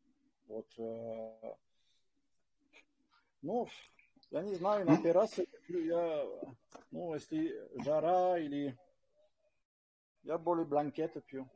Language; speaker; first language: Russian; non-native, fluent; French